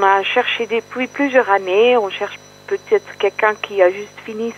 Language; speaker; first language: French; non-native, fluent; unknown